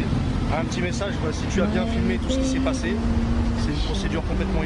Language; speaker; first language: French; native; French